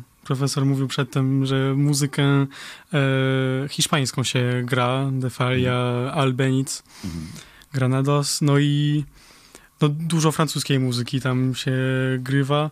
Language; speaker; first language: Polish; early bilingual, heritage; Polish